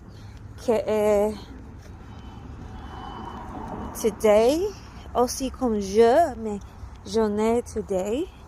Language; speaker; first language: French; non-native, learner; Spanish